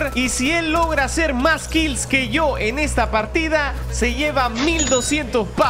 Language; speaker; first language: Spanish; native; Spanish